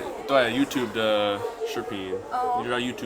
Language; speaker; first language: Chinese; non-native, fluent; English